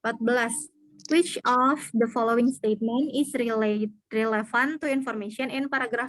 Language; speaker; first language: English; non-native, learner; Indonesian